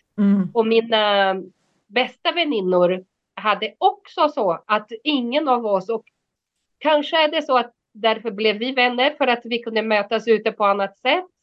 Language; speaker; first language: Swedish; non-native, fluent; Portuguese